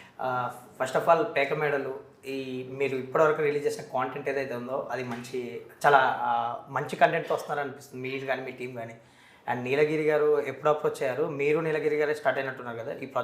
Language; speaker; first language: Telugu; native; Telugu